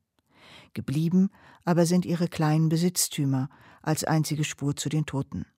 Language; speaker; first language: German; native; German